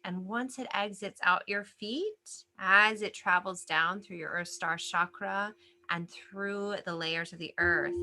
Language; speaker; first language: English; native; English